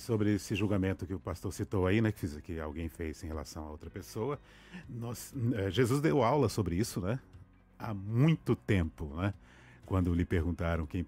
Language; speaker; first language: Portuguese; native; Portuguese